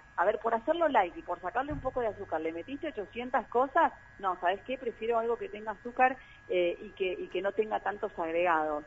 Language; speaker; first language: Spanish; native; Spanish